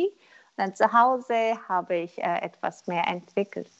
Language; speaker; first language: German; non-native, learner; Korean